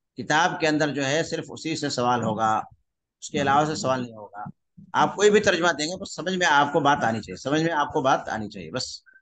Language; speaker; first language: Urdu; native; Urdu